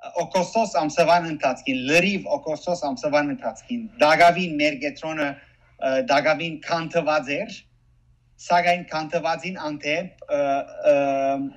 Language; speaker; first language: Armenian; early bilingual, heritage; Armenian